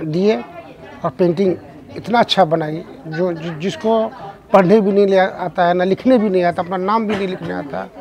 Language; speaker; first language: Hindi; native; Hindi